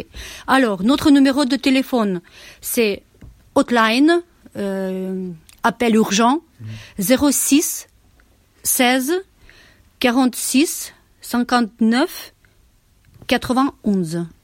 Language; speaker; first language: French; non-native, learner; Ukrainian